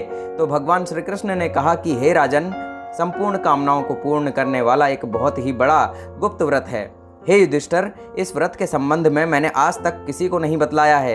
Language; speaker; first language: Hindi; native; Hindi